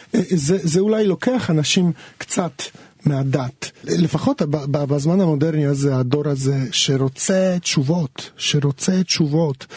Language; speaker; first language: Hebrew; non-native, fluent; Polish